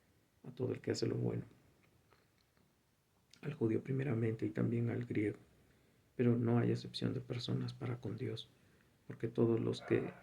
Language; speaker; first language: Spanish; native; Spanish